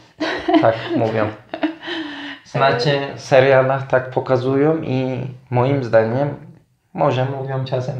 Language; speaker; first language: Polish; non-native, fluent; Turkish